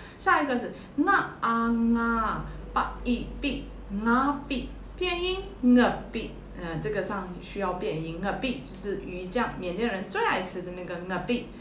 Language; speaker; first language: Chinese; early bilingual, heritage; Chinese